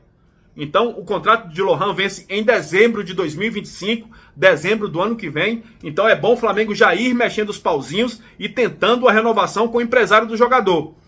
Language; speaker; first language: Portuguese; native; Portuguese